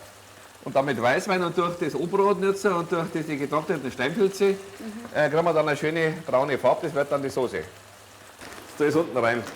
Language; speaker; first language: German; native; German